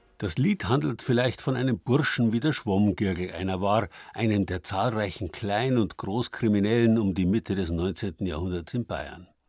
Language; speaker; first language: German; native; German